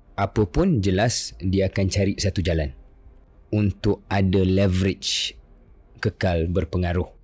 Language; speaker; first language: Malay; native; Malay